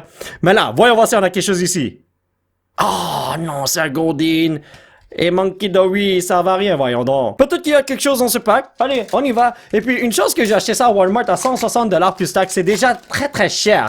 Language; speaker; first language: French; native; French